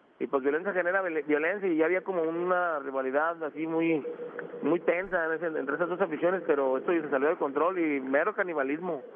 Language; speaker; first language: Spanish; native; Spanish